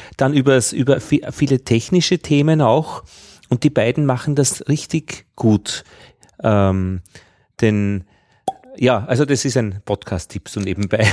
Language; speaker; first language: German; native; German